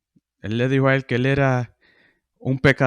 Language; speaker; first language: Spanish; early bilingual, heritage; Spanish